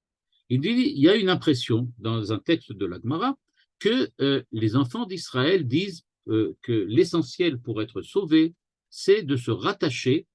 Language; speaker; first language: French; native; French